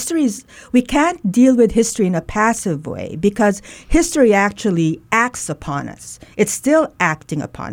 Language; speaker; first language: English; non-native, local second language; Waray